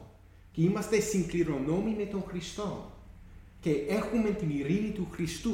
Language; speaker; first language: Greek; non-native, fluent; English